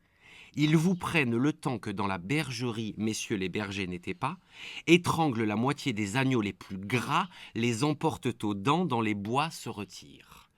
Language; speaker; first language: French; native; French